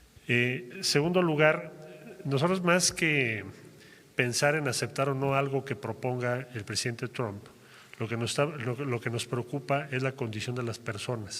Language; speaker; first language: Spanish; native; Spanish